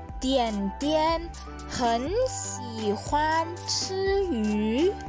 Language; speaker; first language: Chinese; non-native, learner; Thai